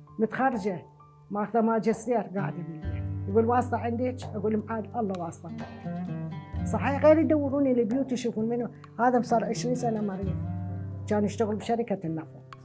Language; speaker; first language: Arabic; non-native, local second language; Southern Kurdish